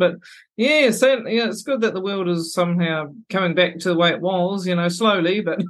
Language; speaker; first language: English; native; English